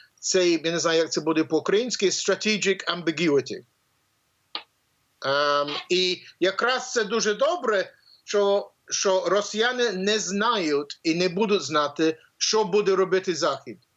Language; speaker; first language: Ukrainian; early bilingual, heritage; English